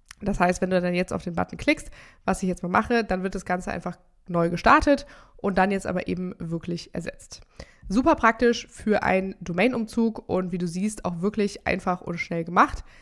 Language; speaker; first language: German; native; German